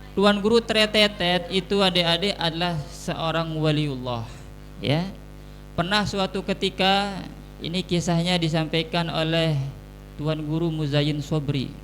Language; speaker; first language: Indonesian; non-native, local second language; Sasak